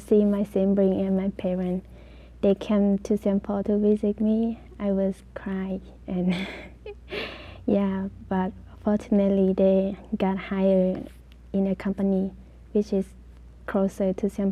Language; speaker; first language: English; non-native, learner; Lao